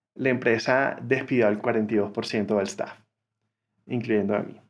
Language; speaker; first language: Spanish; native; Spanish